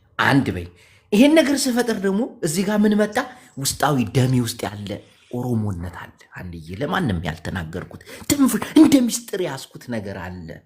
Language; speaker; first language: Amharic; native; Amharic